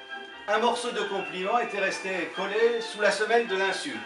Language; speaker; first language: French; early bilingual, other home language; Italian